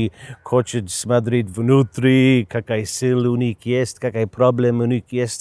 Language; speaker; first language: Russian; non-native, learner; English